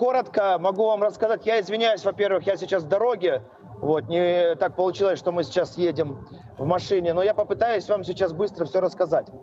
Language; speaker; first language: Russian; native; Russian